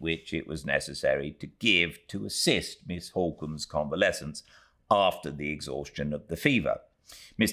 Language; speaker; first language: English; native; English